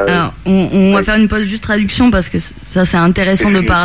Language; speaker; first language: French; non-native, fluent; Italian